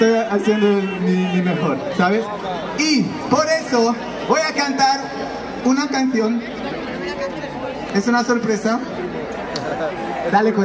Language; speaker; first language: Spanish; non-native, learner; Romanian